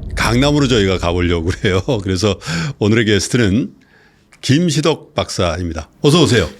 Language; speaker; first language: Korean; native; Korean